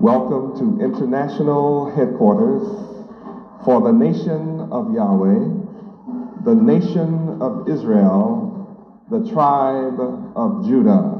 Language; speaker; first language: English; native; English